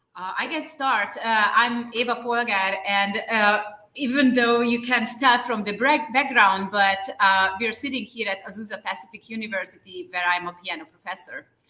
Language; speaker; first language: English; non-native, fluent; Hungarian